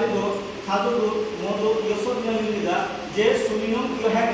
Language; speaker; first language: Korean; non-native, learner; Bangla